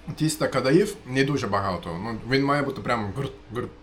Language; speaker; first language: Ukrainian; non-native, learner; Turkish